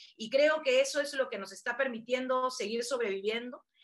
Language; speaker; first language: Spanish; native; Spanish